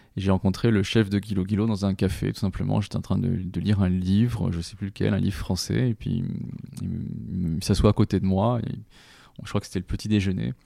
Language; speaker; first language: French; native; French